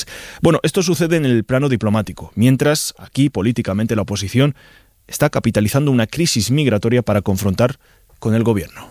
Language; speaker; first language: Spanish; native; Spanish